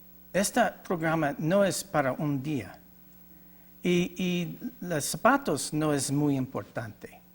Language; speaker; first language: Spanish; non-native, learner; English